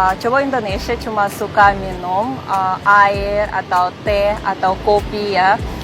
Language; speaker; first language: Indonesian; non-native, fluent; Russian